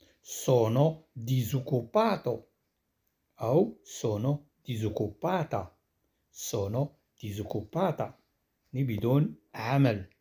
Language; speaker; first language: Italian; non-native, fluent; Arabic